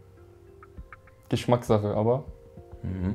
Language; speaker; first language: German; native; German